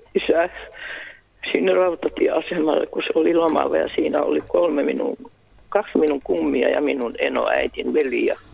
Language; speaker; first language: Finnish; native; Finnish